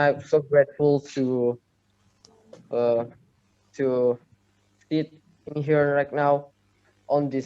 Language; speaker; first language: English; non-native, learner; Indonesian